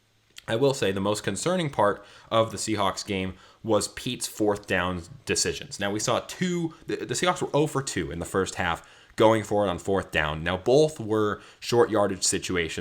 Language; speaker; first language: English; native; English